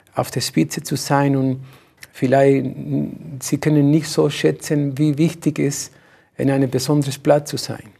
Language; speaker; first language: German; non-native, learner; Spanish